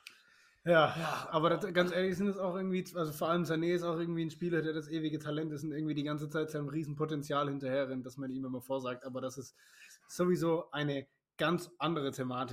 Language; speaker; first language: German; native; German